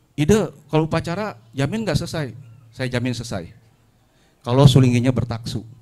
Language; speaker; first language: Indonesian; non-native, local second language; Sundanese